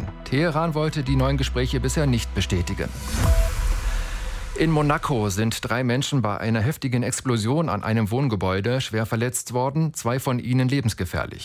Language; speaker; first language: German; native; German